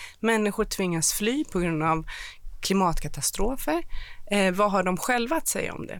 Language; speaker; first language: Swedish; early bilingual, other home language; Persian